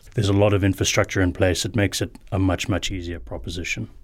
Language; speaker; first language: English; native; English